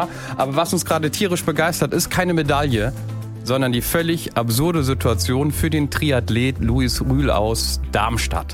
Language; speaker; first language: German; native; German